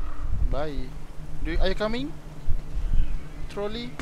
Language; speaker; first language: English; non-native, local second language; Malay